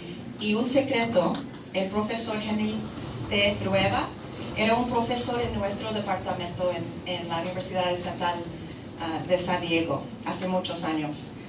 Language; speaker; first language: Spanish; non-native, fluent; English